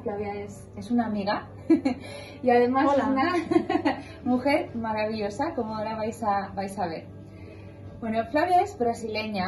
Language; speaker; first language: Spanish; native; Spanish